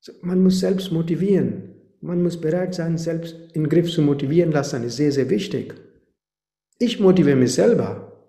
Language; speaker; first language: German; non-native, fluent; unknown